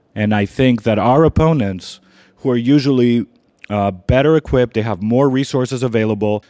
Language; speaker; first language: English; non-native, fluent; Greek